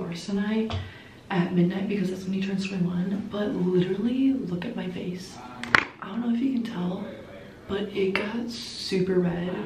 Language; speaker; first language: English; native; English